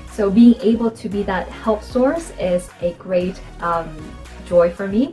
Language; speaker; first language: English; non-native, fluent; Korean